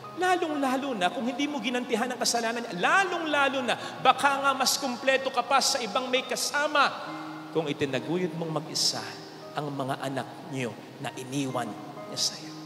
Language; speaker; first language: Filipino; native; Filipino